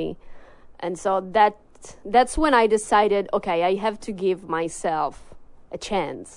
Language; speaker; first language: English; non-native, fluent; Italian